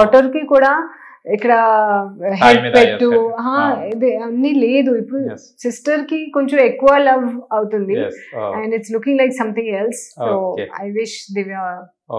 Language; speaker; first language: Telugu; non-native, learner; Hindi